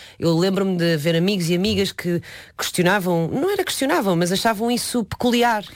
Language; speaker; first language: Portuguese; early bilingual, other home language; Chinese